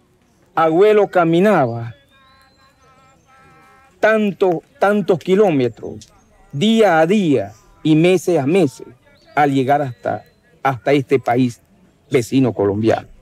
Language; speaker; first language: Spanish; non-native, local second language; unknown